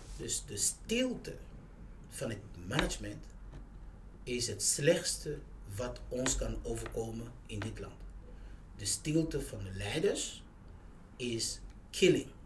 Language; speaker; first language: Dutch; non-native, fluent; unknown